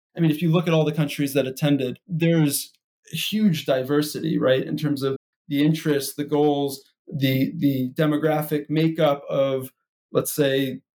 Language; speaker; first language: English; native; English